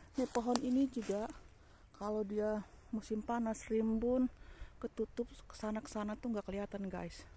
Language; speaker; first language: Indonesian; native; Indonesian